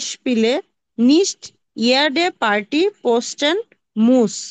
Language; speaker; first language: German; non-native, learner; Bangla